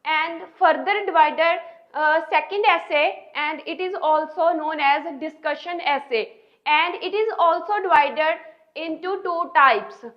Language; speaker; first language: English; non-native, local second language; Punjabi